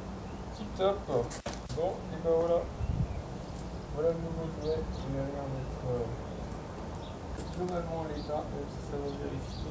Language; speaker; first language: French; native; French